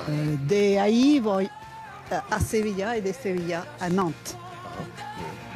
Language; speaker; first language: Spanish; non-native, learner; French